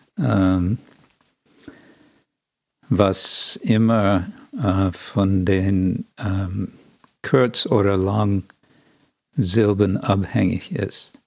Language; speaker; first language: German; non-native, fluent; English